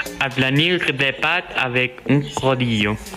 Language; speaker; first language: French; non-native, learner; Spanish